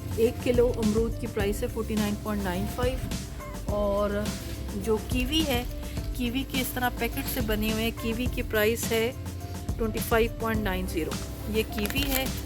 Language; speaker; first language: Urdu; native; Urdu